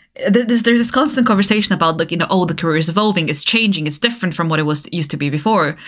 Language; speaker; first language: English; non-native, fluent; Bulgarian